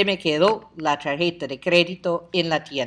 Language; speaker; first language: Spanish; non-native, fluent; English